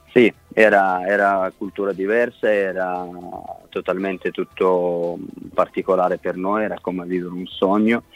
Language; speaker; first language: Italian; non-native, fluent; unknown